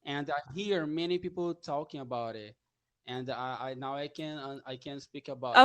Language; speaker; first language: English; non-native, learner; Portuguese